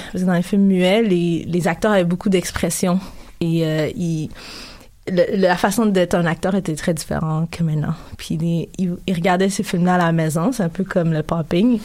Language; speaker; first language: French; early bilingual, other home language; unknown